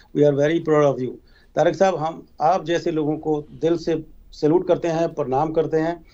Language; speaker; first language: Hindi; native; Hindi